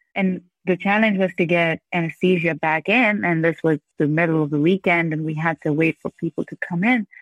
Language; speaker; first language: English; non-native, local second language; Urdu